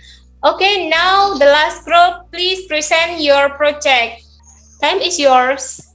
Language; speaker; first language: English; non-native, learner; Indonesian